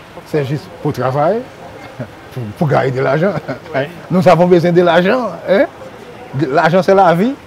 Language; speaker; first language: French; non-native, local second language; Haitian Creole